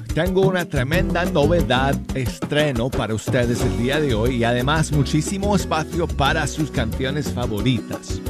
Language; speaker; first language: Spanish; non-native, fluent; English